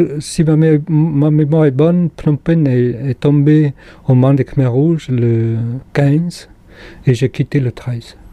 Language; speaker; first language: French; non-native, fluent; Khmer